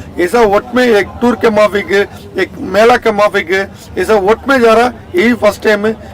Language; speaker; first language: Hindi; non-native, local second language; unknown